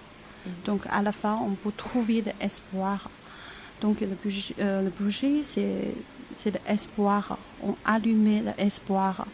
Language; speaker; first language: French; non-native, fluent; Chinese